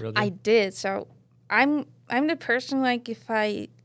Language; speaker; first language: English; non-native, fluent; Estonian